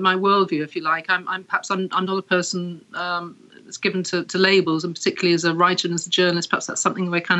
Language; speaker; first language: English; native; English